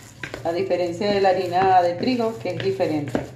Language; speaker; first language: Spanish; native; Spanish